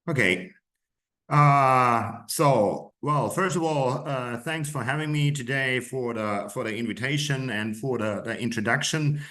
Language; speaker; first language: English; non-native, fluent; German